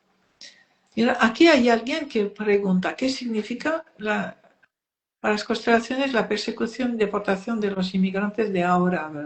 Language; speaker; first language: Spanish; non-native, fluent; French